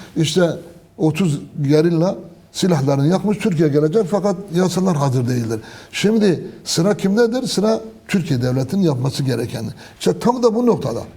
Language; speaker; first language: Turkish; non-native, local second language; Kurdish